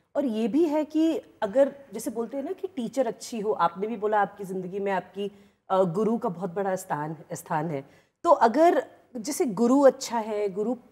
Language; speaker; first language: Hindi; native; Hindi